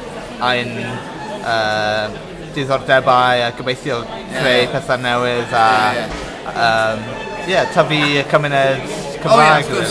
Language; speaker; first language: Welsh; non-native, local second language; English